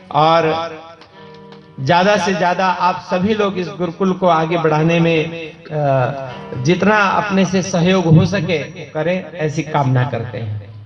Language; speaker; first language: Hindi; native; Hindi